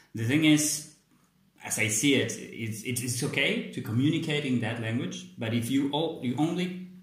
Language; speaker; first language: English; non-native, fluent; Spanish